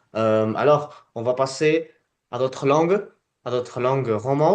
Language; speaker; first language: French; non-native, fluent; Spanish